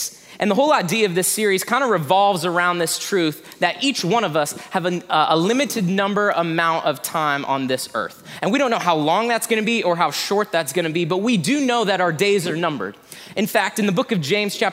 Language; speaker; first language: English; native; English